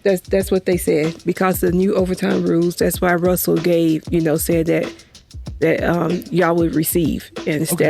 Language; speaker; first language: English; native; English